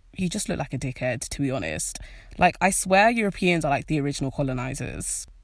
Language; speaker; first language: English; native; English